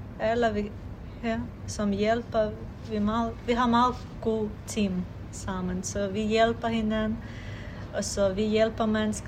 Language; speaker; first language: Danish; non-native, fluent; Ukrainian